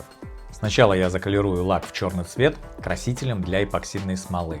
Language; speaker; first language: Russian; native; Russian